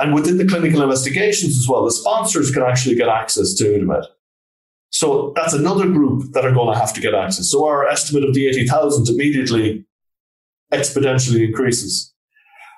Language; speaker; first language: English; native; English